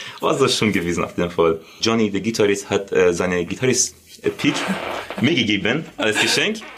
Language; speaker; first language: German; non-native, learner; Persian